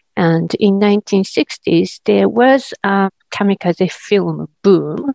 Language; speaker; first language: English; non-native, fluent; Japanese